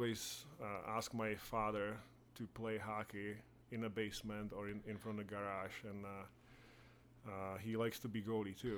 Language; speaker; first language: English; non-native, fluent; Czech